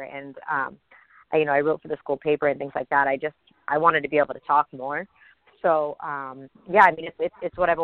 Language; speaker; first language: English; native; English